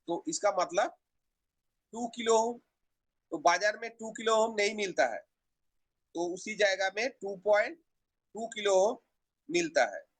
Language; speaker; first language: Hindi; non-native, local second language; Bangla